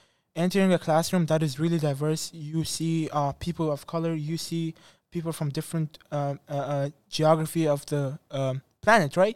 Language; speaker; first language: English; non-native, fluent; Persian